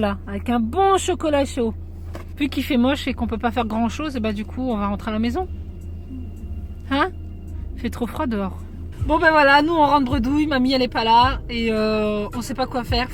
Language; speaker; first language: French; native; French